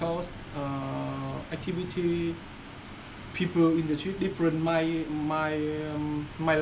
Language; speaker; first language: English; non-native, learner; Vietnamese